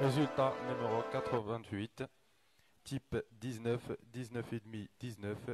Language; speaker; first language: French; non-native, local second language; Arabic